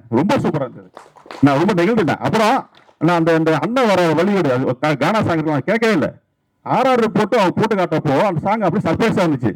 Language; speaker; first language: Tamil; native; Tamil